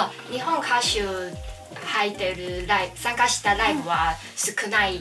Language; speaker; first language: Japanese; non-native, learner; Chinese